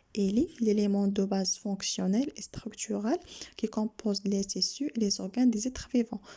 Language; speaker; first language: French; non-native, local second language; Arabic